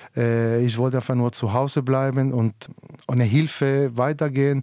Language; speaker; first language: German; non-native, fluent; Spanish